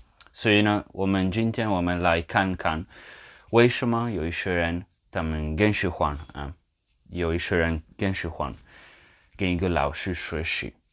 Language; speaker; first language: Chinese; non-native, fluent; English